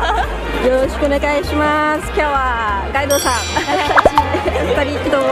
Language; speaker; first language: Japanese; non-native, learner; Lao